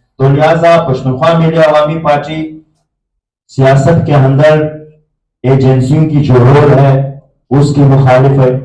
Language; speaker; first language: Urdu; non-native, local second language; Pashto